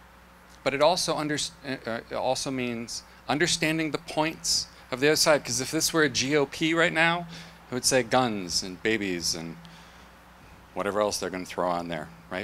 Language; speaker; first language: English; native; English